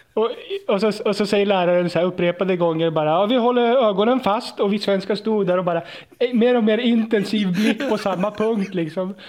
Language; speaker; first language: Swedish; native; Swedish